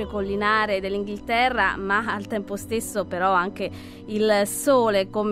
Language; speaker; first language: Italian; native; Italian